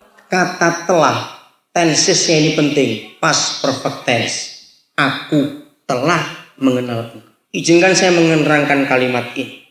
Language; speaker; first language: Indonesian; native; Indonesian